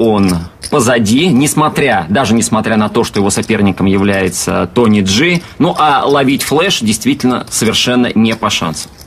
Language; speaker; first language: Russian; native; Russian